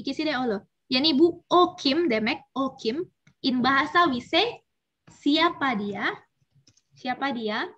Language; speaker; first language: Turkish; non-native, learner; Indonesian